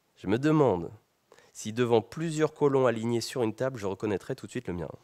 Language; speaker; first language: French; native; French